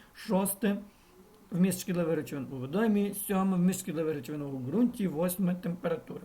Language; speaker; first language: Ukrainian; non-native, local second language; Russian